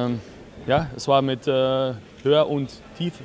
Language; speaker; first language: German; non-native, fluent; Dutch